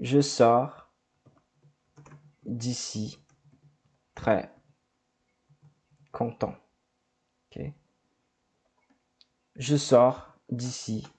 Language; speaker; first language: French; non-native, fluent; Portuguese